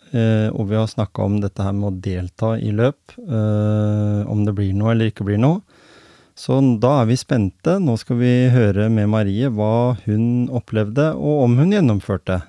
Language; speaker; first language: Norwegian; native; Norwegian